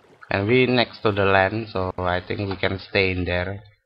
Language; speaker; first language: English; non-native, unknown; Indonesian